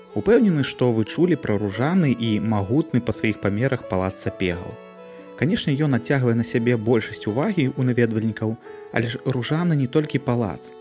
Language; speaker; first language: Belarusian; native; Belarusian